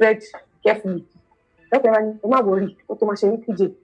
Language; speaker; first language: English; non-native, local second language; Yoruba